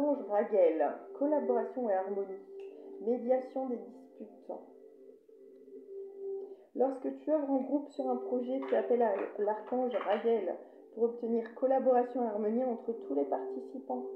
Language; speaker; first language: French; native; French